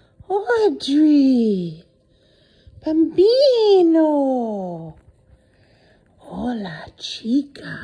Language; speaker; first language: Spanish; non-native, learner; English